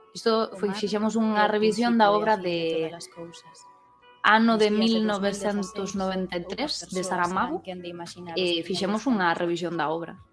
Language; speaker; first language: Galician; non-native, local second language; Spanish